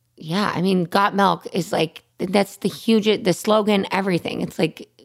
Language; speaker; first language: English; native; English